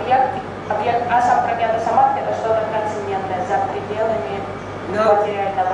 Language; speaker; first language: Russian; native; Russian